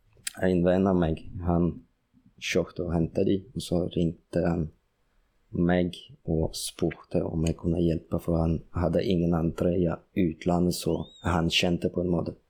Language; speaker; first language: Norwegian; non-native, fluent; Russian